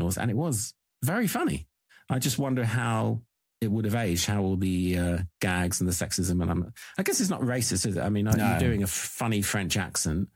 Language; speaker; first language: English; native; English